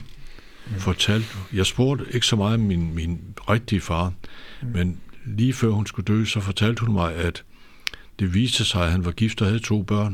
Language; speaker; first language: Danish; native; Danish